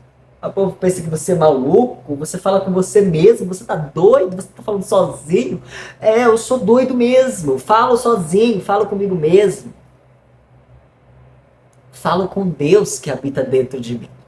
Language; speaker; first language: Portuguese; native; Portuguese